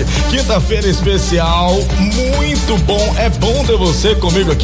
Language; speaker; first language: Portuguese; native; Portuguese